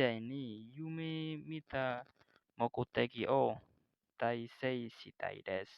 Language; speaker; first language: Japanese; non-native, learner; Indonesian